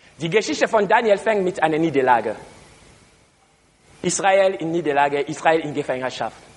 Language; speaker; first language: German; non-native, learner; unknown